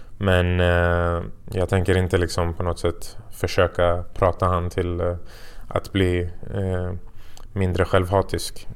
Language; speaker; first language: Swedish; early bilingual, other home language; Persian